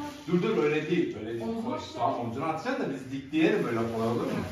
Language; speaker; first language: Turkish; native; Turkish